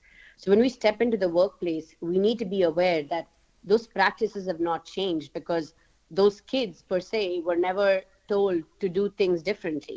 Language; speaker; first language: English; non-native, local second language; Hindi